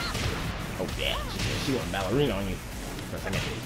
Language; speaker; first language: English; native; English